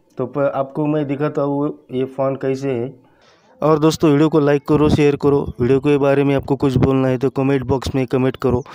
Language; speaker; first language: Hindi; non-native, local second language; Marathi